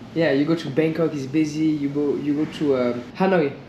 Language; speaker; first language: English; non-native, learner; French